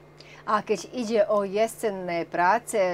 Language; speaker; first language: Slovak; native; Slovak